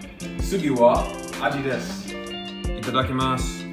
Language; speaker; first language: Japanese; non-native, learner; English